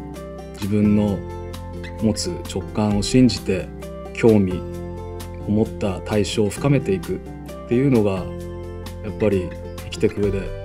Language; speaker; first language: Japanese; native; Japanese